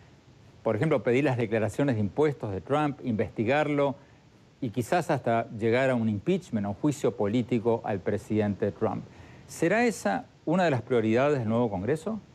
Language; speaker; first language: Spanish; native; Spanish